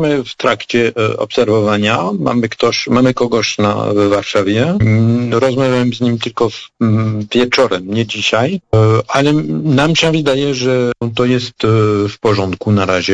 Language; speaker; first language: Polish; non-native, fluent; French